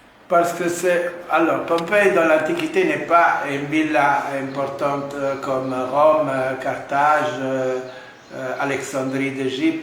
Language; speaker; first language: French; non-native, fluent; Italian